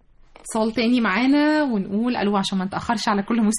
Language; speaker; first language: Arabic; native; Arabic